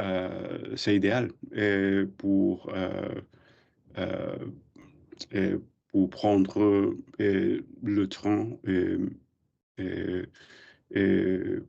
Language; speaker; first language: French; non-native, learner; English